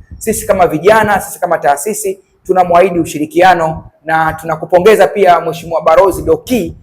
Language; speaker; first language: Swahili; native; Swahili